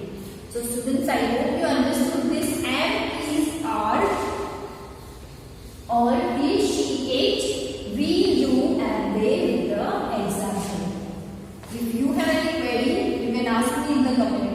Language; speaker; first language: English; non-native, local second language; Hindi